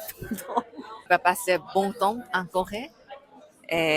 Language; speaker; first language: French; non-native, learner; Korean